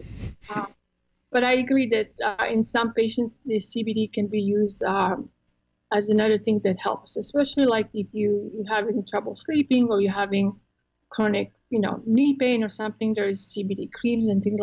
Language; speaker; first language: English; non-native, fluent; Croatian